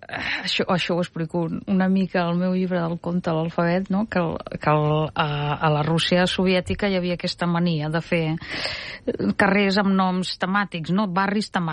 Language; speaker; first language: Catalan; non-native, fluent; Russian